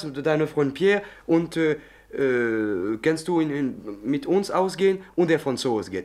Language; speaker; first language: German; non-native, learner; French